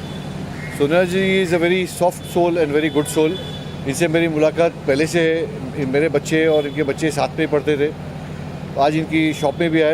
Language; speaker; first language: Hindi; native; Hindi